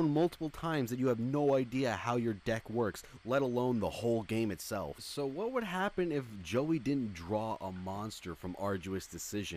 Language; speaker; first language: English; native; English